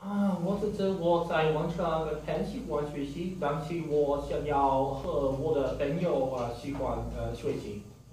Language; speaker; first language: Chinese; non-native, learner; Portuguese